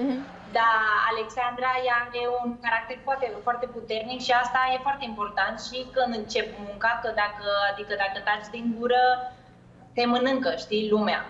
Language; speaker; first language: Romanian; early bilingual, heritage; Spanish